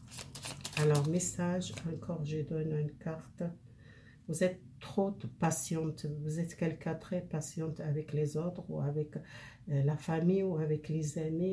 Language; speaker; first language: French; non-native, fluent; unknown